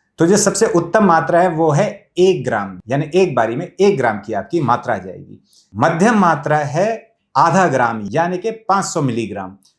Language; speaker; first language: Hindi; native; Hindi